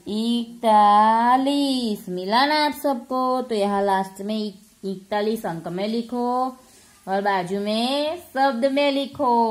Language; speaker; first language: Hindi; non-native, local second language; Gujarati